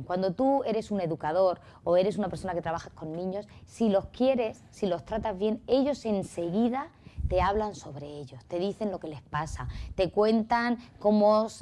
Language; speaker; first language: Spanish; native; Spanish